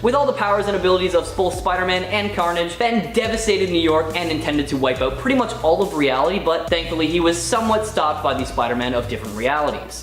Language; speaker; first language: English; native; English